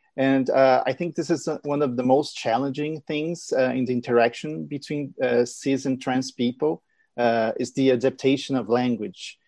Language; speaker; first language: English; non-native, fluent; Portuguese